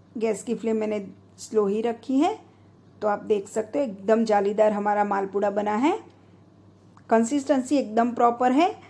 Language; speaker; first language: Hindi; non-native, local second language; Gujarati